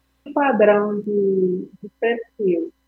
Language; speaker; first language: Portuguese; non-native, fluent; Spanish